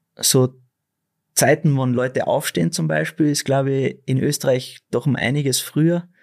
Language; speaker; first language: German; early bilingual, other home language; Dutch